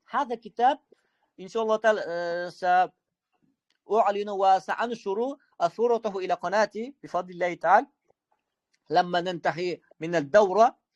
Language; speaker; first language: Arabic; non-native, fluent; Uzbek